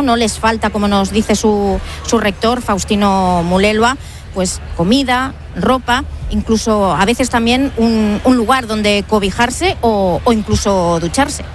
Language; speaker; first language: Spanish; native; Spanish